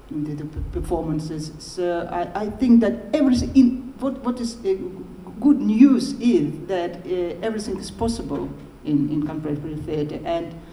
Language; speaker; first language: English; non-native, learner; Russian